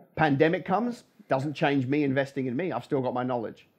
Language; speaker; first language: English; native; English